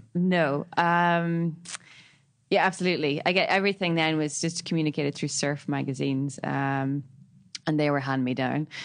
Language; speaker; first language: English; native; English